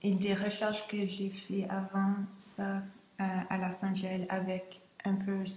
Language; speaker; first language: French; non-native, local second language; English